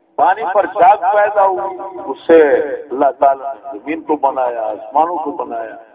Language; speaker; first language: Urdu; non-native, local second language; Punjabi